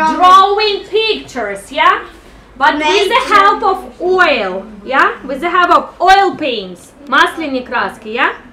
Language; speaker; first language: English; non-native, fluent; Ukrainian